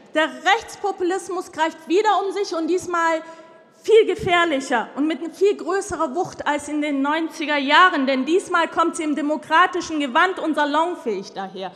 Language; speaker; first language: German; early bilingual, other home language; Turkish